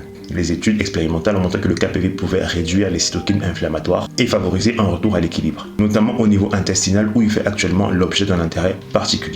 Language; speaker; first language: French; native; French